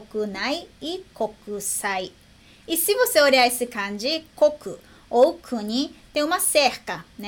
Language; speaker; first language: Portuguese; non-native, learner; Japanese